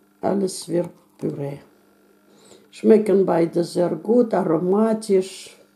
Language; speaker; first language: German; non-native, fluent; Russian